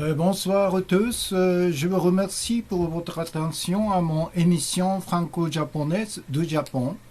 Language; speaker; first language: French; non-native, learner; Japanese